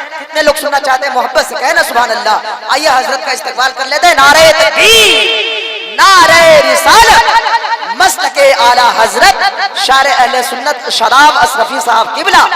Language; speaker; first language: Urdu; native; Urdu